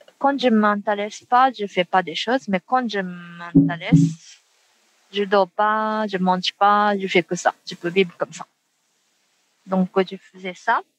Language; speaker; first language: French; non-native, fluent; Japanese